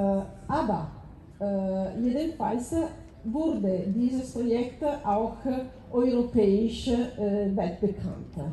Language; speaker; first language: German; non-native, fluent; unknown